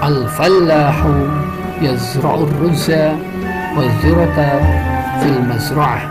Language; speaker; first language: Arabic; non-native, fluent; Indonesian